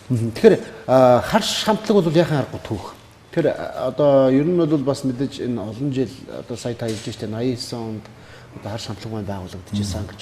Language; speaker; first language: Mongolian; native; Mongolian